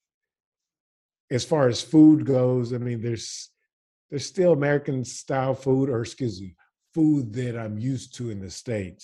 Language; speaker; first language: English; native; English